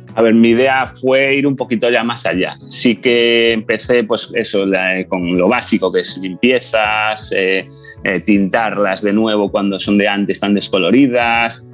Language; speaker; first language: Spanish; native; Spanish